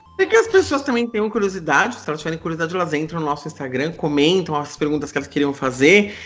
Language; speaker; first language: Portuguese; native; Portuguese